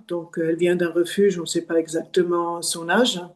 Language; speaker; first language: French; non-native, fluent; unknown